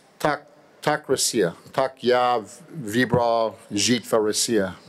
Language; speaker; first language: Russian; non-native, learner; English